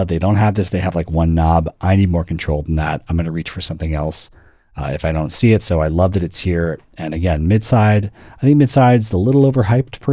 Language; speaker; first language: English; native; English